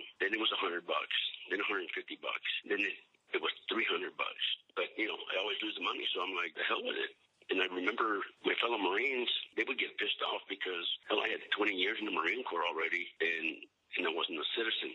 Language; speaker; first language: English; early bilingual, other home language; Spanish